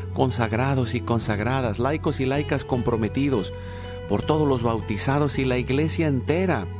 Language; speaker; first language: Spanish; native; Spanish